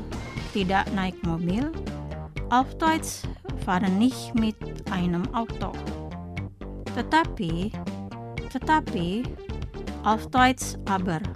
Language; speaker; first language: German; non-native, fluent; Indonesian